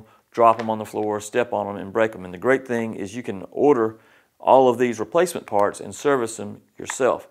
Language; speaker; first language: English; native; English